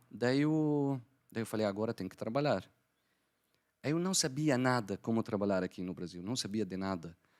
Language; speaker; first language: Portuguese; non-native, fluent; Arabic